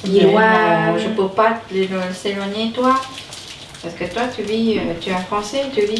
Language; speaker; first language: French; non-native, learner; Vietnamese